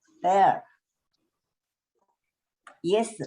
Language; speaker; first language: English; non-native, learner; Chinese